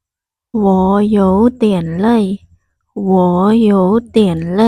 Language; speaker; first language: Chinese; non-native, fluent; Khmer